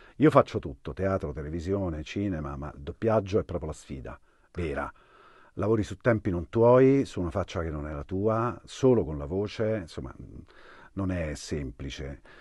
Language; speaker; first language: Italian; native; Italian